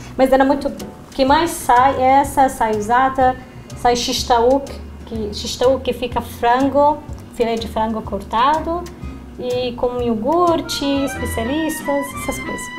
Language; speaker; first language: Portuguese; non-native, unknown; Arabic